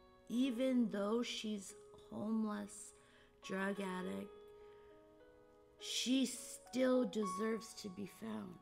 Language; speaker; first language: English; early bilingual, other home language; Portuguese